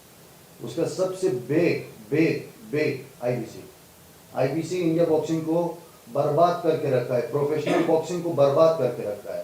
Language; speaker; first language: Hindi; non-native, fluent; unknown